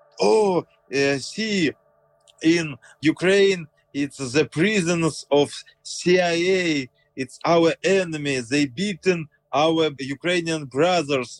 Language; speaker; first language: English; non-native, learner; Russian